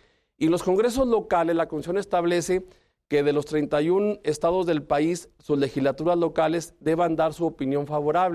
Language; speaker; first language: Spanish; native; Spanish